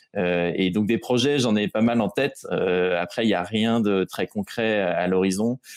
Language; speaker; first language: French; native; French